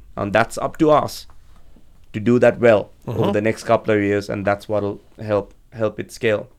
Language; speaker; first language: English; non-native, local second language; Sinhala